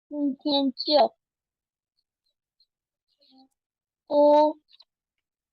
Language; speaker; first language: Chinese; non-native, learner; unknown